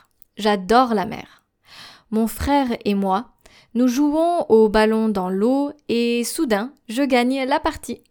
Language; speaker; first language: French; non-native, fluent; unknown